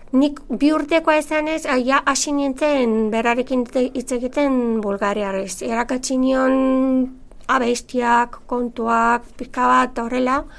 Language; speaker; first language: Basque; non-native, fluent; Bulgarian